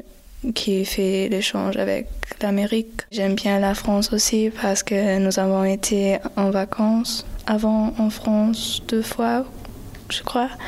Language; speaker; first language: French; non-native, learner; German